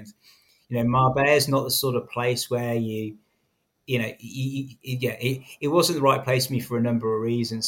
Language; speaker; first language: English; native; English